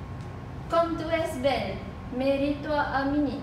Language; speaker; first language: French; non-native, learner; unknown